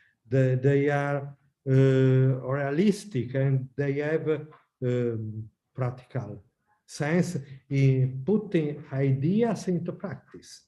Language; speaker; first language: English; non-native, learner; Italian